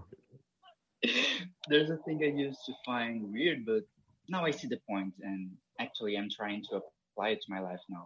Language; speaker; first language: English; non-native, fluent; Portuguese